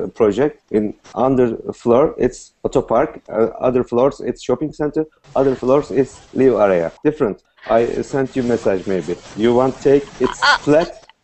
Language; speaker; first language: English; non-native, learner; Turkish